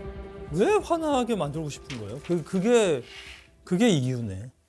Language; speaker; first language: Korean; native; Korean